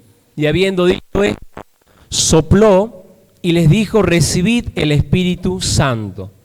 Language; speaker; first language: Spanish; native; Spanish